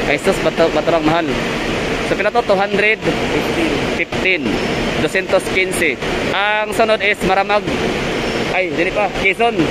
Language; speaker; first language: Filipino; non-native, local second language; Cebuano